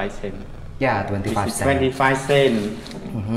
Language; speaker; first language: English; non-native, learner; Indonesian